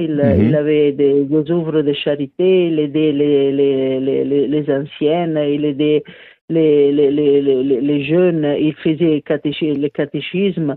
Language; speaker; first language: French; non-native, fluent; Italian